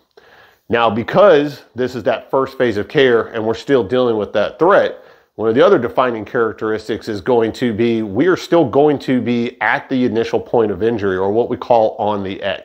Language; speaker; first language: English; native; English